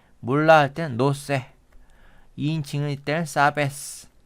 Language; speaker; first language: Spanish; non-native, learner; Korean